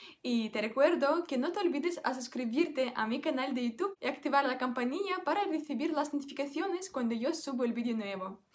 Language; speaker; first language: Spanish; non-native, fluent; Russian